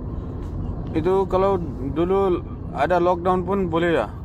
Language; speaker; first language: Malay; non-native, fluent; Nepali